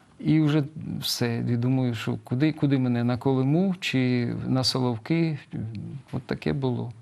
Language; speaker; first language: Ukrainian; non-native, local second language; Russian